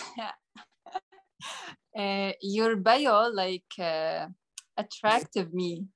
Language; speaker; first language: English; non-native, learner; Arabic